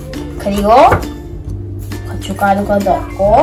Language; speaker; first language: Korean; early bilingual, other home language; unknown